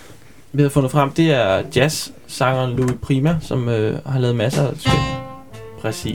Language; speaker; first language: Danish; native; Danish